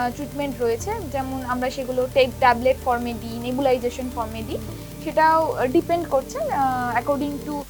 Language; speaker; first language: Bangla; native; Bangla